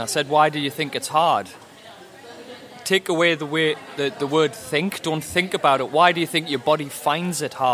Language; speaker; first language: English; native; English